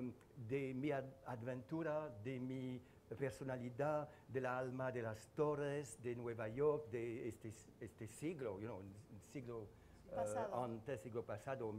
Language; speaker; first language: Spanish; non-native, learner; French